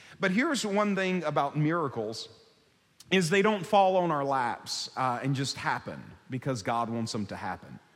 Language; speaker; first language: English; native; English